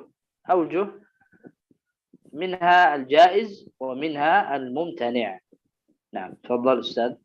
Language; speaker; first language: Arabic; native; Arabic